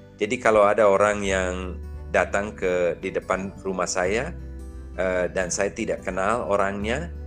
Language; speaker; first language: Indonesian; non-native, fluent; English